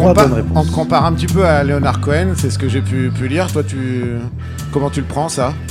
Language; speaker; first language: French; native; French